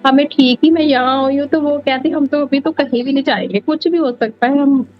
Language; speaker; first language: Hindi; non-native, local second language; Punjabi